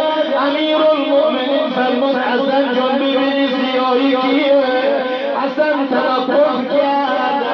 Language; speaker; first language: Persian; native; Persian